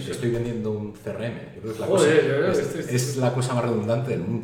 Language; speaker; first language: Spanish; native; Spanish